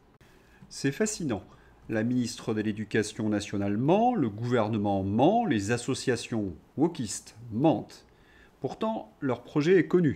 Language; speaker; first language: French; native; French